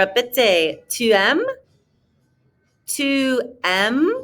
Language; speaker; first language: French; non-native, fluent; English